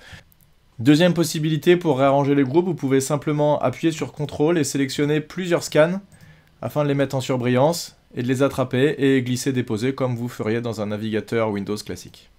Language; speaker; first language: French; native; French